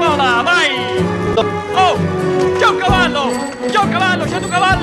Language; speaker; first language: Italian; non-native, learner; Korean